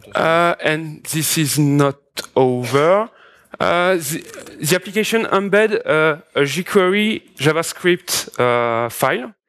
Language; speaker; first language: English; non-native, fluent; French